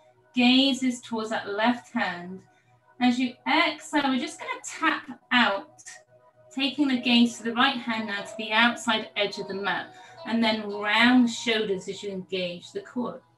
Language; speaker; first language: English; native; English